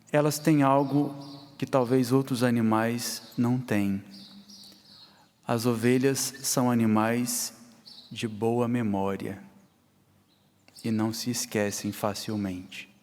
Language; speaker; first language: Portuguese; native; Portuguese